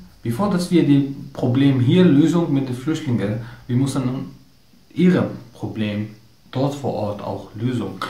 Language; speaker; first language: German; non-native, learner; Arabic